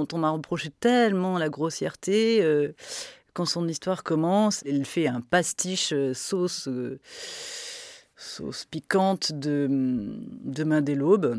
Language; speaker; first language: French; native; French